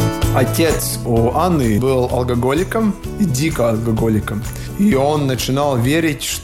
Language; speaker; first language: Russian; non-native, local second language; Latvian